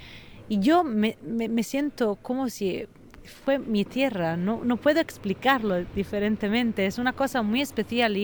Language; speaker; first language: Spanish; non-native, fluent; Italian